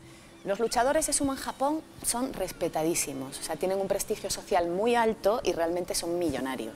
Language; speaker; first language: Spanish; native; Spanish